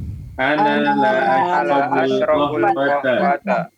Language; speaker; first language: Arabic; non-native, learner; Indonesian